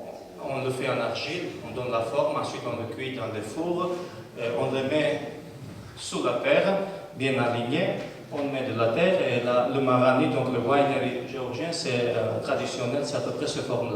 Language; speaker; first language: French; non-native, fluent; Georgian